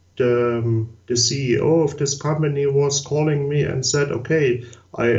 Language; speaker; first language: English; non-native, learner; German